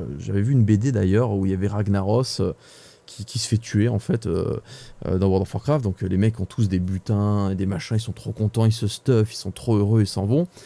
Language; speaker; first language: French; native; French